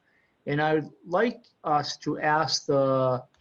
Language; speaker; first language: English; native; English